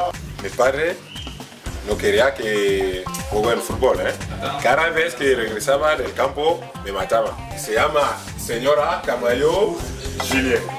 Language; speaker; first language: Spanish; non-native, fluent; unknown